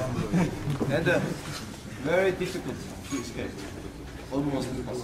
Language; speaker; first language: English; non-native, learner; German